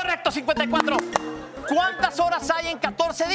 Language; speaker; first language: Spanish; native; Spanish